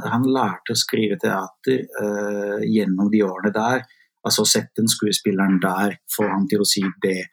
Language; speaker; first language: Norwegian; non-native, fluent; Italian